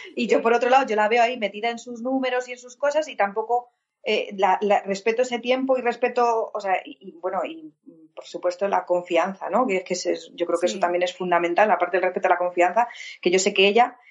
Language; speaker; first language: Spanish; native; Spanish